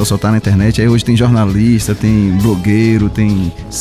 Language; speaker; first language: Portuguese; native; Portuguese